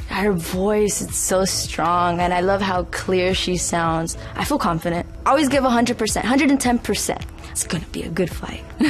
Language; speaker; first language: English; early bilingual, other home language; Spanish